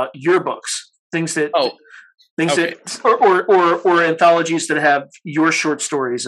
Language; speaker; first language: English; native; English